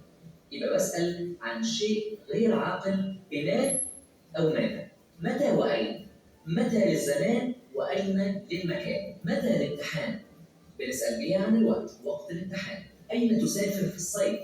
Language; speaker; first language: Arabic; native; Arabic